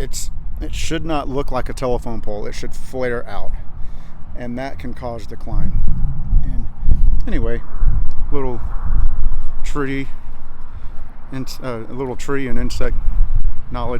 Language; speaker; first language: English; native; English